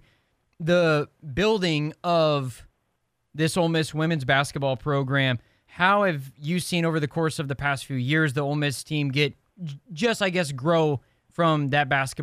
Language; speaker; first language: English; native; English